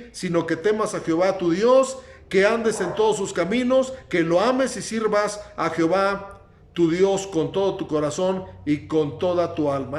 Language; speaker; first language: Spanish; native; Spanish